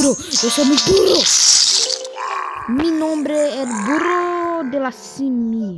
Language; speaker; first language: Spanish; non-native, learner; Portuguese